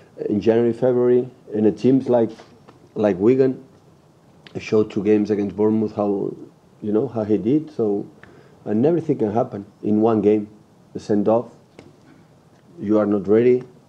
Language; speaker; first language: English; non-native, fluent; Catalan